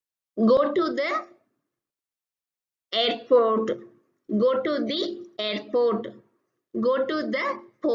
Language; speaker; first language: English; non-native, local second language; Tamil